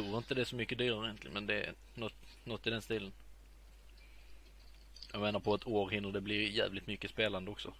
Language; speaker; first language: Swedish; native; Swedish